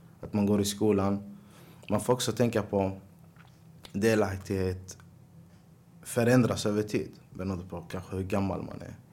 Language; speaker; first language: Swedish; early bilingual, other home language; Arabic